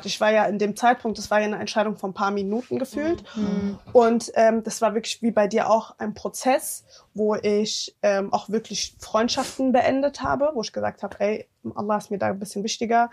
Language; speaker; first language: German; early bilingual, other home language; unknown